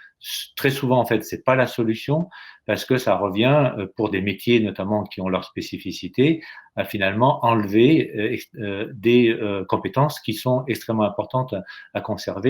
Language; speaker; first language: French; native; French